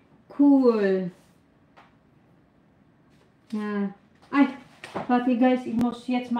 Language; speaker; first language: German; non-native, learner; Filipino